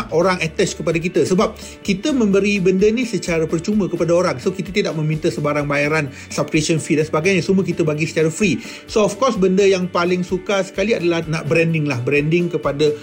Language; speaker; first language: Malay; native; Malay